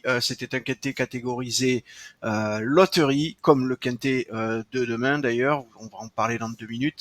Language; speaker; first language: French; native; French